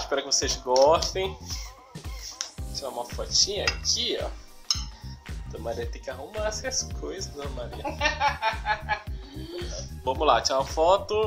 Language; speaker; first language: Portuguese; native; Portuguese